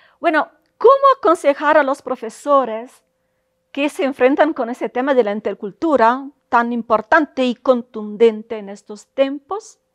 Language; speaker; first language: Spanish; non-native, fluent; Italian